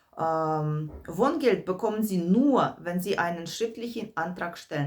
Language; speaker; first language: German; non-native, fluent; Ukrainian